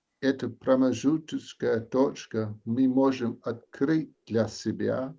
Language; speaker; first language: Russian; non-native, learner; English